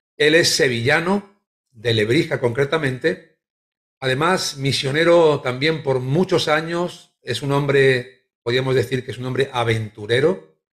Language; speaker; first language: Spanish; native; Spanish